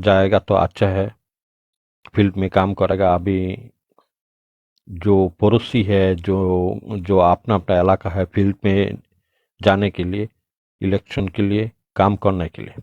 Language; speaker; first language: Hindi; non-native, local second language; Bangla